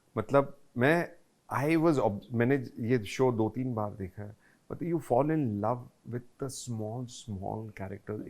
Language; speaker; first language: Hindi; native; Hindi